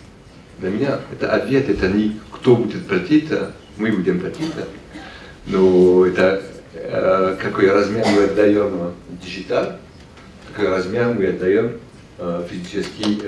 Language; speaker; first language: Russian; non-native, fluent; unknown